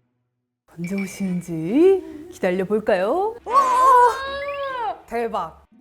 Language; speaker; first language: Korean; native; Korean